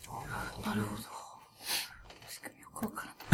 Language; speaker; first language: Japanese; native; Japanese